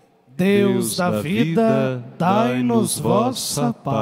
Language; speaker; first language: Portuguese; native; Portuguese